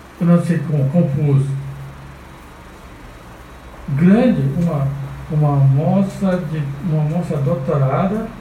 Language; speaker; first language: Portuguese; non-native, fluent; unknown